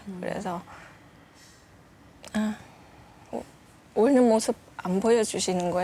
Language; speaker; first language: Korean; non-native, fluent; Vietnamese